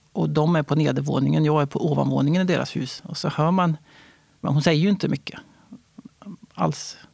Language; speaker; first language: Swedish; native; Swedish